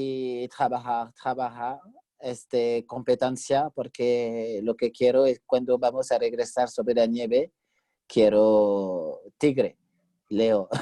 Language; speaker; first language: Spanish; non-native, fluent; French